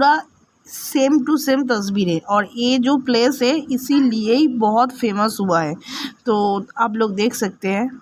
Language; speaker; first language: Hindi; non-native, local second language; Bangla